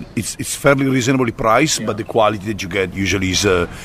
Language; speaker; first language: English; non-native, fluent; Italian